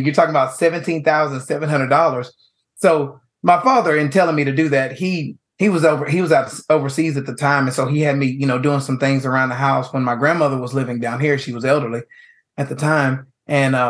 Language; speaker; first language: English; native; English